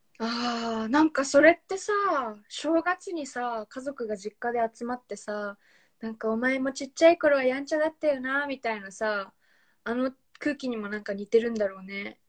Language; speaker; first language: Japanese; native; Japanese